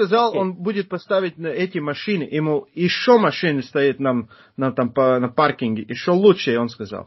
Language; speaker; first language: Russian; non-native, fluent; Latvian